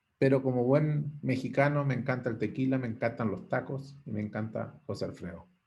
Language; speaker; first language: Spanish; native; Spanish